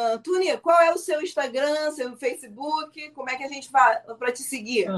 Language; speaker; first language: Portuguese; native; Portuguese